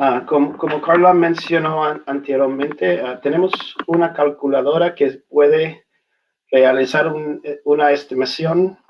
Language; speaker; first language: Spanish; non-native, learner; English